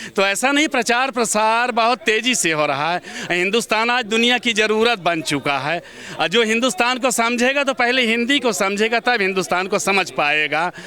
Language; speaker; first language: Hindi; native; Hindi